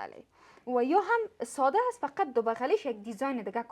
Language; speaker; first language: Persian; native; Persian